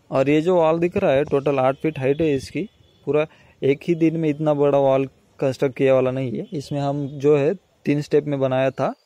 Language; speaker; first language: Hindi; non-native, local second language; Marathi